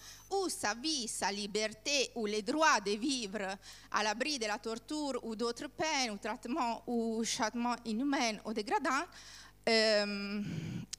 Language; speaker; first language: French; non-native, learner; Italian